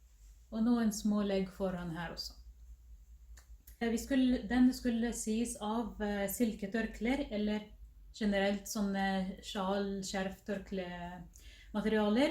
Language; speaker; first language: Norwegian; non-native, fluent; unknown